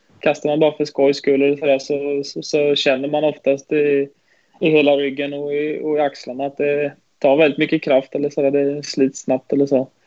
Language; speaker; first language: Swedish; native; Swedish